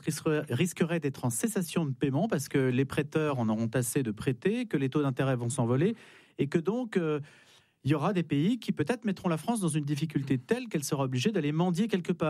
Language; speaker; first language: French; native; French